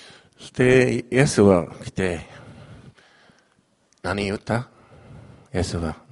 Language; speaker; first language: Japanese; non-native, fluent; Chinese